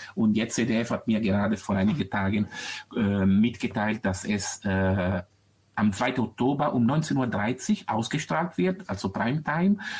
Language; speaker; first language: German; non-native, fluent; Italian